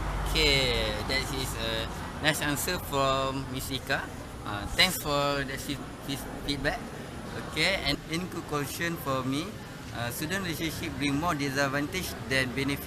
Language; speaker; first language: English; non-native, local second language; Malay